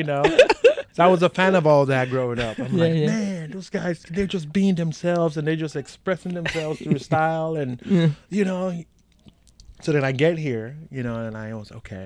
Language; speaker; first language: English; non-native, local second language; Yoruba